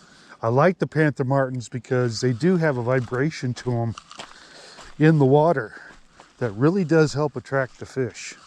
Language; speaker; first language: English; native; English